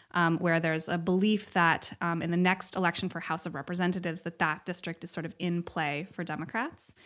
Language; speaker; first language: English; native; English